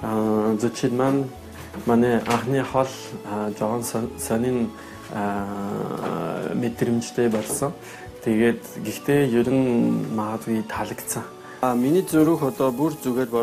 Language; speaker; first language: Mongolian; non-native, learner; French